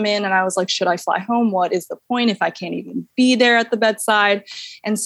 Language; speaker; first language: English; native; English